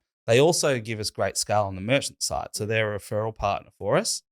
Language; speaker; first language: English; native; English